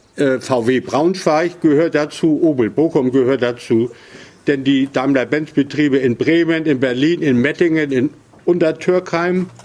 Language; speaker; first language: German; native; German